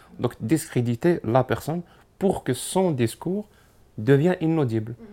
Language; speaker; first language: French; non-native, local second language; Arabic